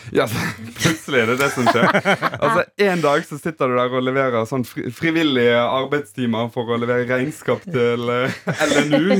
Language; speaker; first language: Norwegian; native; Norwegian